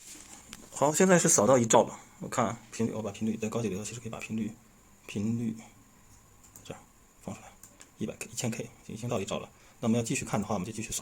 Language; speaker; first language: Chinese; native; Chinese